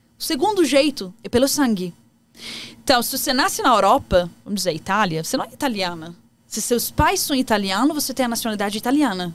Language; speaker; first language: Portuguese; non-native, fluent; Arabic